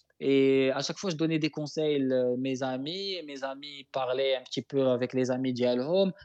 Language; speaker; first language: French; non-native, local second language; Arabic